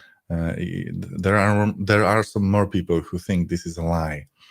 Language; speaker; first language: English; non-native, fluent; Polish